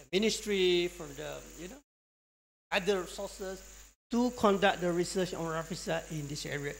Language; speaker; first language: English; non-native, local second language; Malay